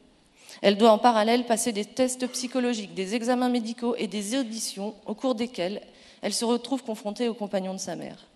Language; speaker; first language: French; native; French